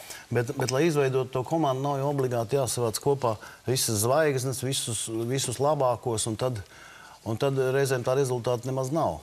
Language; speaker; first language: Latvian; native; Latvian